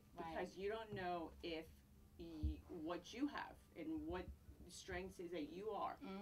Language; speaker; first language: English; non-native, fluent; Greek